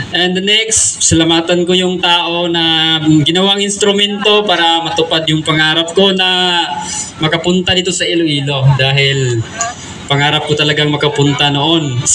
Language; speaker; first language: Filipino; non-native, local second language; Cebuano